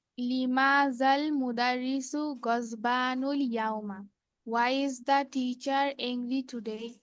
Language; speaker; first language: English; non-native, learner; Bangla